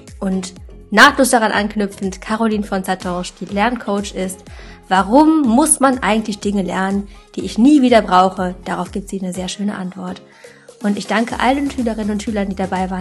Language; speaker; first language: German; native; German